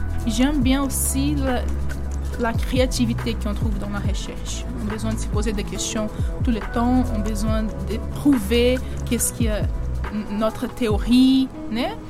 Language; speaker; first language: French; non-native, fluent; Portuguese